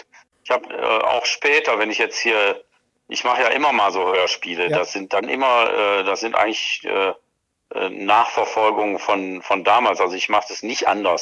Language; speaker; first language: German; native; German